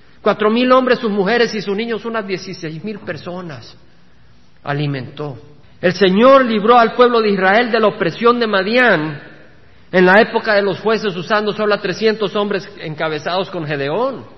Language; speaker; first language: Spanish; native; Spanish